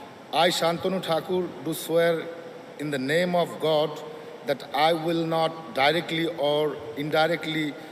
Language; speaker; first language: English; non-native, local second language; Bangla